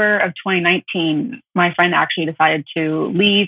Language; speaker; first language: English; native; English